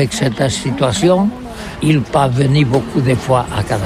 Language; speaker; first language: French; non-native, learner; Catalan